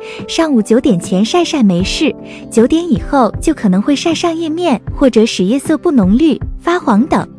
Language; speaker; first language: Chinese; native; Chinese